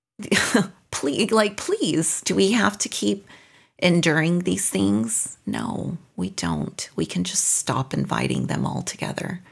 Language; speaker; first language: English; non-native, fluent; Spanish